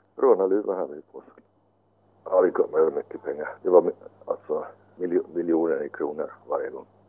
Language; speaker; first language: Swedish; early bilingual, other home language; Finnish